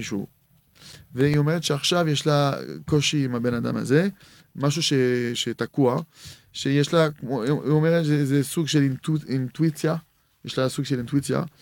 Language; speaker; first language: Hebrew; non-native, fluent; French